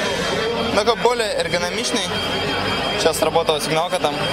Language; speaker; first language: Russian; native; Russian